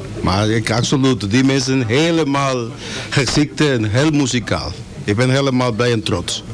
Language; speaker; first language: Dutch; non-native, learner; Spanish